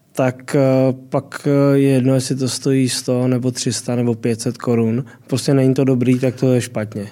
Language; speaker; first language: Czech; native; Czech